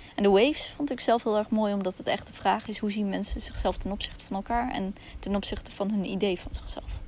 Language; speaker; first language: Dutch; early bilingual, other home language; Russian